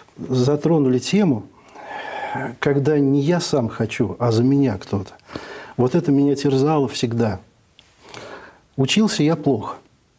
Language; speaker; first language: Russian; native; Russian